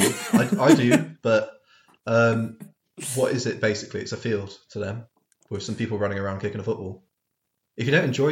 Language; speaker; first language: English; native; English